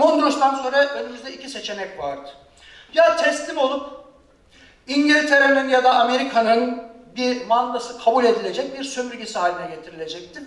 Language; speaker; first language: Turkish; native; Turkish